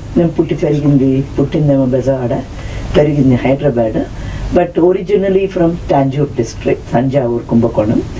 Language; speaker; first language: Telugu; non-native, local second language; Tamil